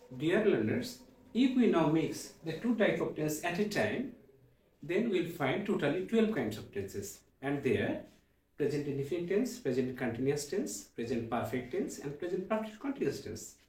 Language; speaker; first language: English; non-native, local second language; Bangla